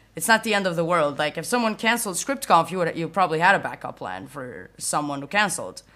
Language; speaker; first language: English; non-native, fluent; Portuguese